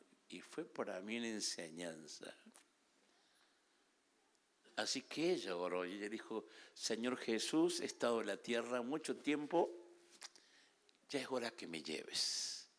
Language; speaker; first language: Spanish; native; Spanish